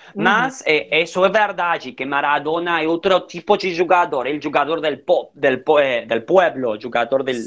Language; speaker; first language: Portuguese; non-native, learner; Spanish